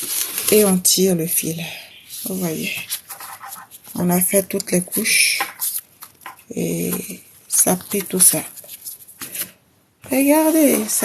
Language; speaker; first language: French; native; French